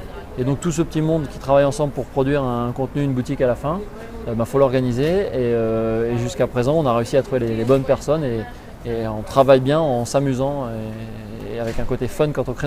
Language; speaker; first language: French; native; French